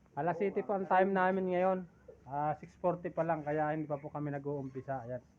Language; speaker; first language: Filipino; native; Filipino